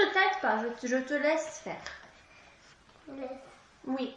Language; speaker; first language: French; native; French